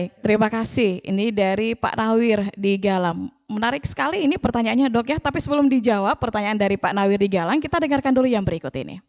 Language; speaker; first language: Indonesian; native; Indonesian